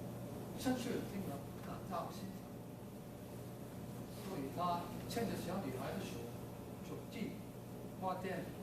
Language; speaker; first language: Chinese; native; Chinese